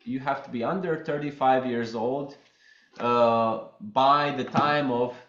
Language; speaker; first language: English; non-native, fluent; Latvian